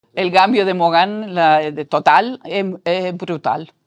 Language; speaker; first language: Spanish; non-native, fluent; Norwegian